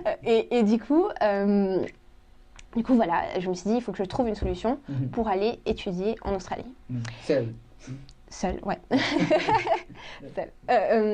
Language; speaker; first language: French; early bilingual, other home language; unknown